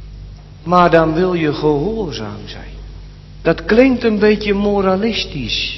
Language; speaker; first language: Dutch; native; Dutch